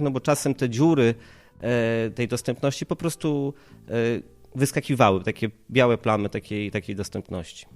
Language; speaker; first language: Polish; native; Polish